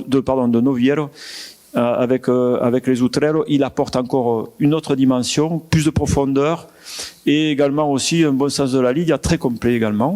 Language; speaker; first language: French; native; French